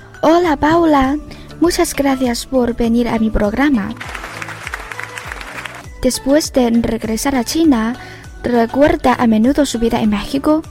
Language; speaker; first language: Spanish; non-native, fluent; Chinese